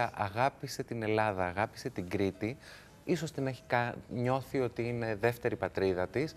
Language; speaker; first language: Greek; native; Greek